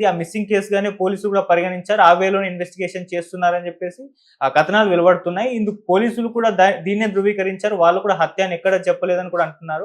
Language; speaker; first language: Telugu; native; Telugu